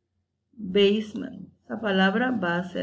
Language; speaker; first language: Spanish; native; Spanish